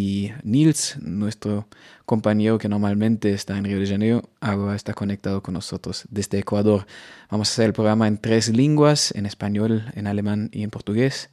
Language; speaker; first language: Spanish; non-native, fluent; German